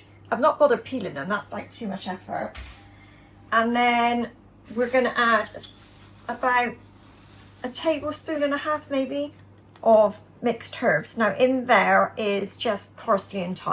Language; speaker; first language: English; native; English